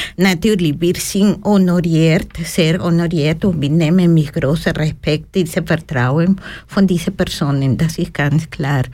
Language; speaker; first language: German; non-native, learner; Spanish